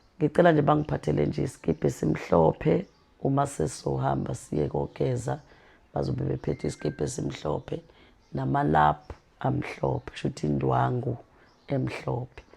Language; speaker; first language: Zulu; native; Zulu